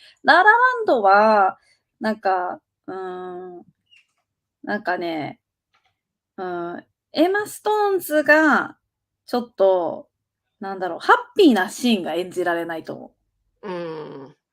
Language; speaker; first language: Japanese; native; Japanese